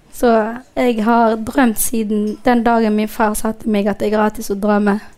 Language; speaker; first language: Norwegian; non-native, fluent; Somali